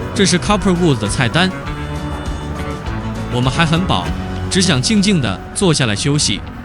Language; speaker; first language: Chinese; native; Chinese